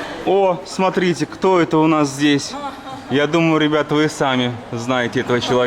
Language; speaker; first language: Russian; native; Russian